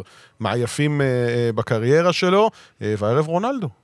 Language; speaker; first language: Hebrew; native; Hebrew